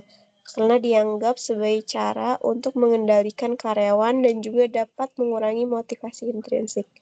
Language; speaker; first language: Indonesian; native; Indonesian